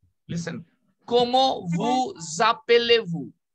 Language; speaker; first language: French; non-native, learner; Bangla